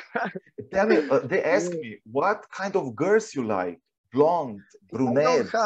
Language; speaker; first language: English; non-native, fluent; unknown